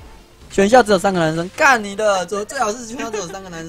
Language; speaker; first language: Chinese; native; Chinese